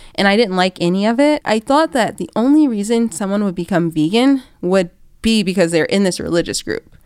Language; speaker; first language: English; native; English